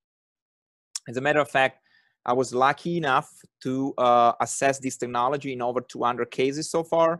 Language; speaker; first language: English; non-native, fluent; Italian